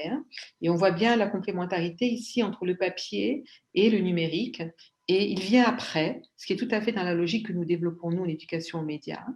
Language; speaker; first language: French; native; French